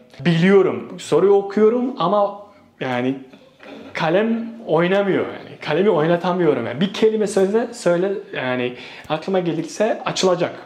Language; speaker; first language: Turkish; non-native, fluent; Bosnian